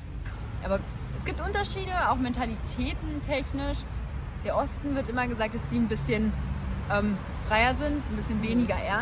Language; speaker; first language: German; native; German